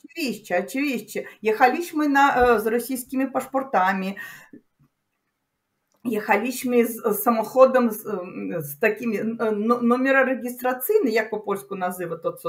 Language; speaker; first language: Polish; non-native, learner; Russian